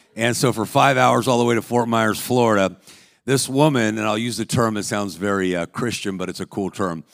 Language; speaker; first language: English; native; English